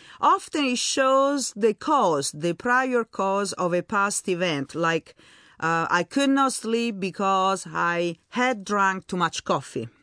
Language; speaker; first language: English; non-native, fluent; Italian